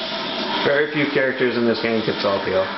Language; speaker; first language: English; native; English